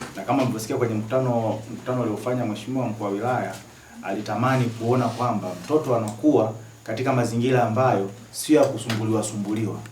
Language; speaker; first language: Swahili; native; Swahili